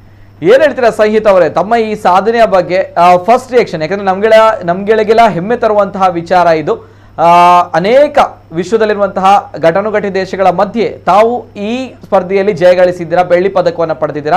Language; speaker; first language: Kannada; native; Kannada